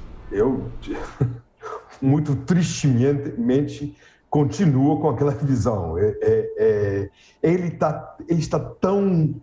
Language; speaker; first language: Portuguese; non-native, fluent; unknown